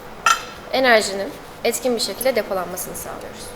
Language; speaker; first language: Turkish; native; Turkish